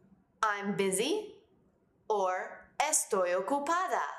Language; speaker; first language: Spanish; non-native, fluent; English